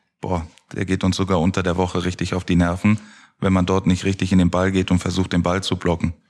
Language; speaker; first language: German; native; German